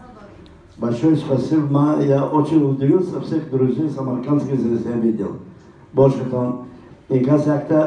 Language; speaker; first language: Russian; non-native, local second language; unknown